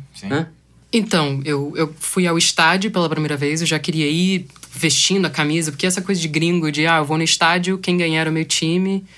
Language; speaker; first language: Portuguese; non-native, fluent; English